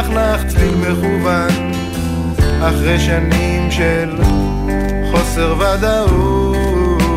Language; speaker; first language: Hebrew; native; Hebrew